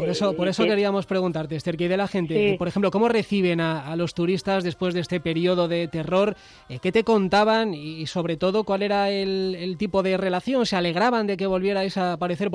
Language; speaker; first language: Spanish; native; Spanish